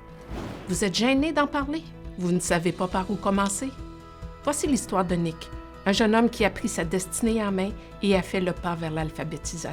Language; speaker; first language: French; native; French